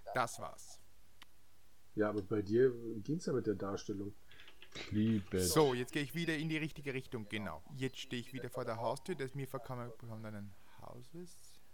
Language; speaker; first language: German; native; German